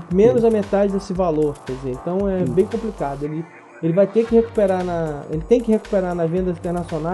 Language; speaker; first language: Portuguese; native; Portuguese